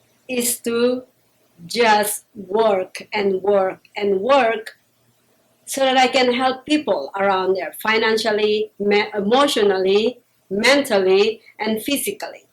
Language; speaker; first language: English; non-native, local second language; Filipino